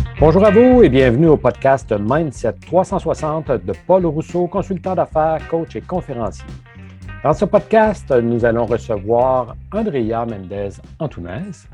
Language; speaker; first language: French; native; French